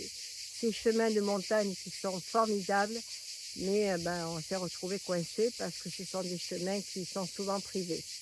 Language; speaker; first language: French; native; French